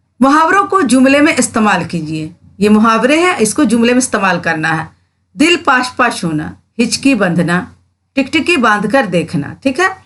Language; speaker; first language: Urdu; native; Urdu